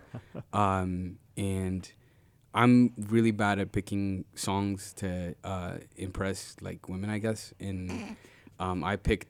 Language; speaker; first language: English; non-native, local second language; Ganda